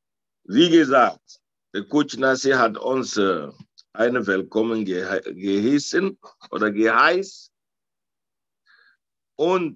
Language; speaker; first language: German; non-native, learner; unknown